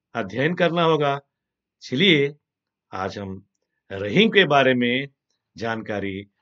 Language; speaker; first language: Hindi; non-native, local second language; Telugu